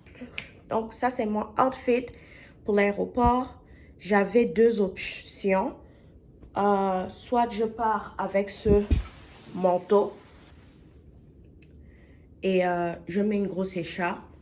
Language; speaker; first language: French; non-native, fluent; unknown